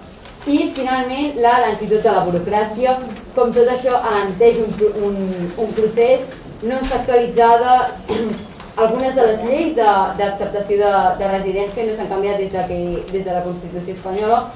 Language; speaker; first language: Catalan; native; Catalan